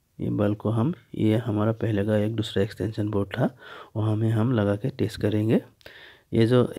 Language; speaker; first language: Hindi; native; Hindi